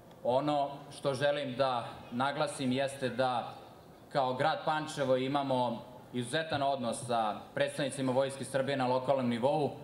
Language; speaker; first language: Serbian; native; Serbian